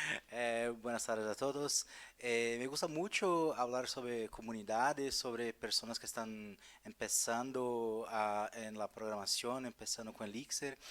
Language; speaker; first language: Spanish; non-native, learner; Portuguese